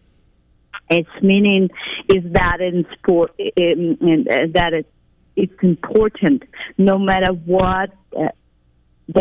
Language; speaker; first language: English; non-native, fluent; Ukrainian